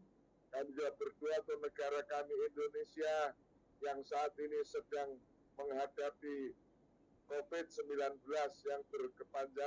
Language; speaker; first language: Indonesian; native; Indonesian